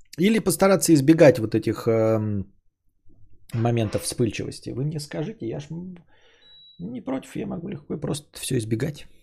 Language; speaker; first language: Russian; native; Russian